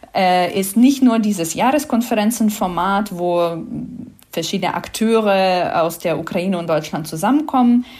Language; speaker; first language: German; non-native, fluent; Ukrainian